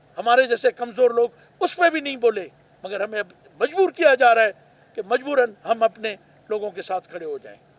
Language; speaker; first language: Urdu; non-native, local second language; Baluchi